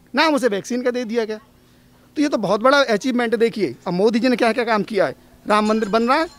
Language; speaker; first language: Hindi; native; Hindi